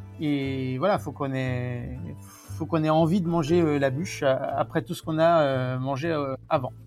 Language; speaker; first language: French; native; French